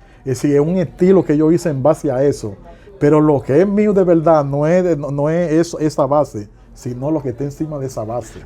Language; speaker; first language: Spanish; native; Spanish